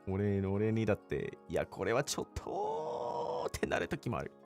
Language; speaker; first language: Japanese; non-native, fluent; English